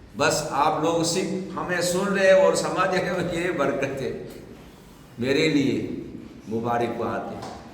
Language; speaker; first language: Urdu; non-native, fluent; Korean